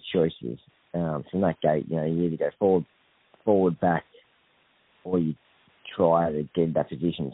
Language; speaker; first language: English; native; English